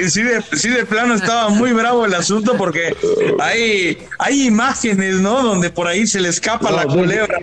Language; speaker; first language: Spanish; native; Spanish